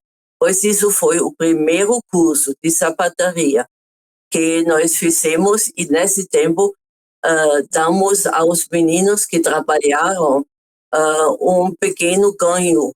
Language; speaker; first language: Portuguese; non-native, fluent; German